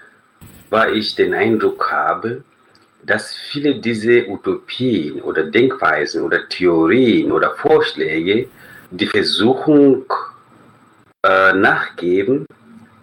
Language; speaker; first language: German; non-native, fluent; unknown